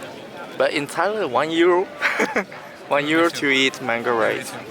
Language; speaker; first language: English; non-native, learner; Japanese